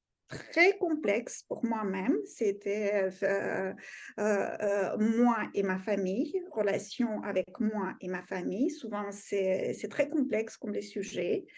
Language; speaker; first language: French; non-native, fluent; Russian